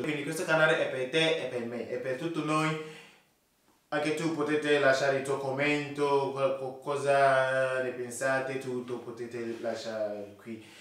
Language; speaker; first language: Italian; non-native, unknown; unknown